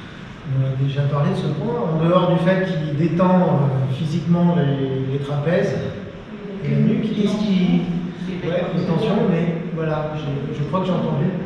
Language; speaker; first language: French; native; French